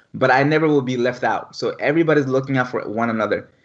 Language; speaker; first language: English; early bilingual, other home language; French